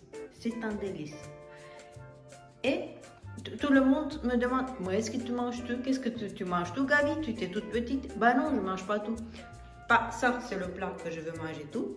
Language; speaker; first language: French; non-native, fluent; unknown